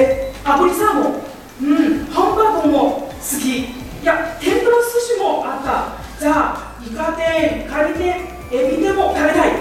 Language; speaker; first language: Japanese; non-native, fluent; Chinese